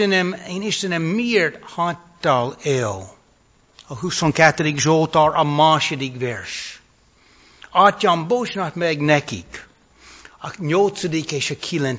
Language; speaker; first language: Hungarian; non-native, fluent; English